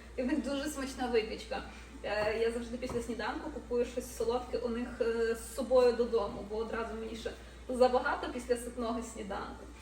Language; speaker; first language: Ukrainian; native; Ukrainian